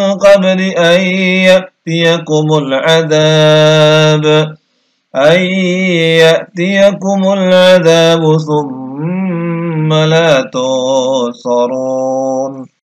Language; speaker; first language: Arabic; non-native, learner; Indonesian